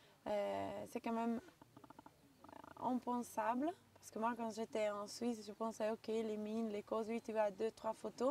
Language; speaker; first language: French; non-native, local second language; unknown